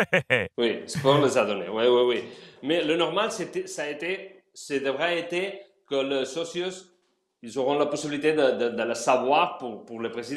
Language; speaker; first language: French; non-native, fluent; Spanish